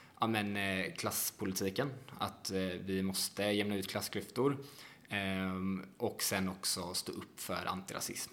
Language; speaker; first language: Swedish; native; Swedish